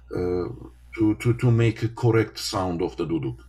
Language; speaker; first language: English; non-native, fluent; Armenian